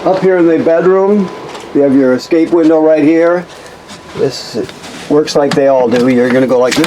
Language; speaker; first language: English; native; English